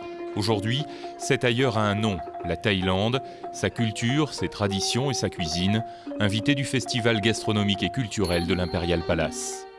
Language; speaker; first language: French; native; French